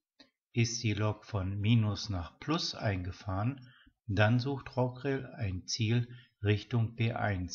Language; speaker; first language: German; native; German